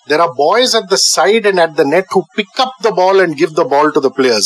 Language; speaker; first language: English; non-native, local second language; Tamil